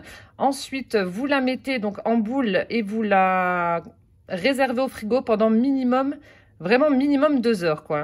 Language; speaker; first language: French; native; French